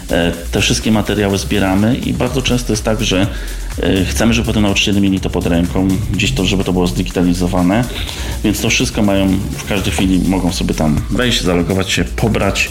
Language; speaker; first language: Polish; native; Polish